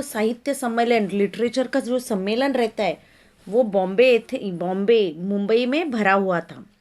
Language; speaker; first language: Hindi; non-native, local second language; Marathi